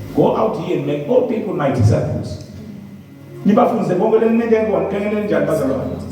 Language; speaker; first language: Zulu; non-native, local second language; Swati